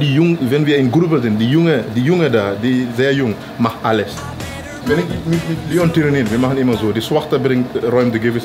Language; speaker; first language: German; native; German